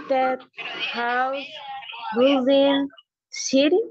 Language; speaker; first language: English; non-native, learner; Spanish